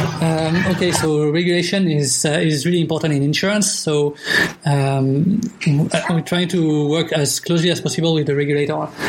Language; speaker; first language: English; non-native, fluent; French